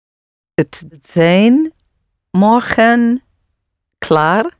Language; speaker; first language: Dutch; non-native, learner; English